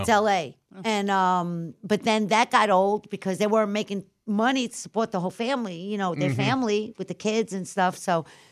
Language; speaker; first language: English; early bilingual, other home language; Italian